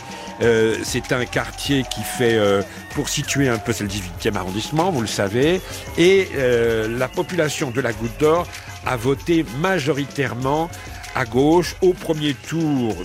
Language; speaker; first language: French; native; French